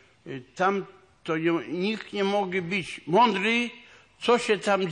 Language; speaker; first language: Polish; non-native, local second language; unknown